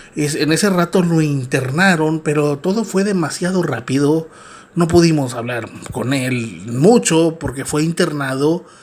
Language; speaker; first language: Spanish; native; Spanish